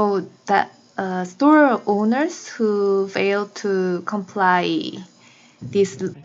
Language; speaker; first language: English; non-native, learner; Korean